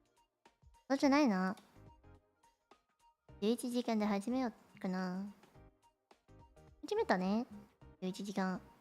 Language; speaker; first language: Japanese; non-native, learner; Cantonese